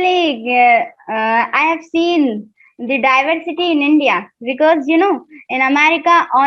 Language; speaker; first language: English; non-native, learner; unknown